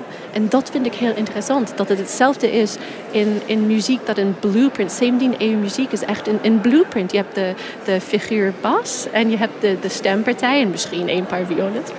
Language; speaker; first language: Dutch; non-native, fluent; English